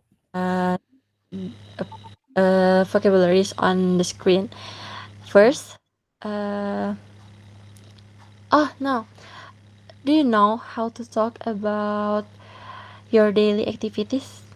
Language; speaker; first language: English; non-native, learner; Indonesian